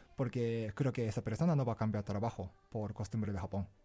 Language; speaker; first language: Spanish; non-native, learner; Japanese